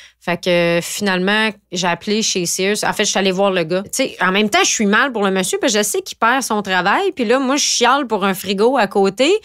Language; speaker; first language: French; native; French